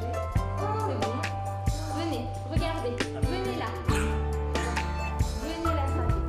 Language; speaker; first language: French; native; French